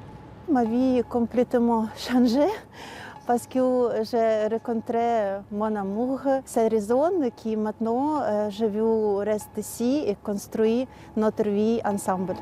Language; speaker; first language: French; non-native, learner; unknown